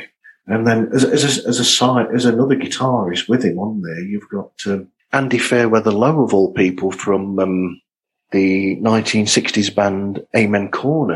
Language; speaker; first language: English; native; English